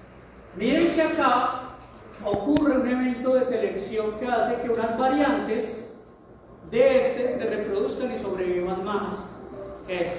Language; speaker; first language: Spanish; native; Spanish